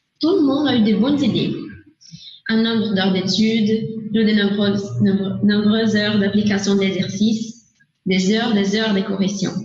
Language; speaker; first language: French; non-native, learner; Portuguese